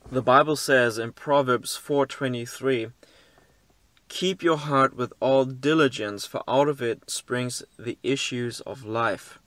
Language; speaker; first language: English; early bilingual, heritage; German